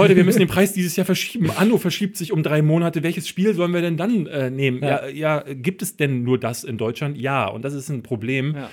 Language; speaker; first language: German; native; German